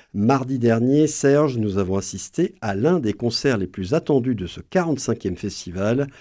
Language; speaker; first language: French; native; French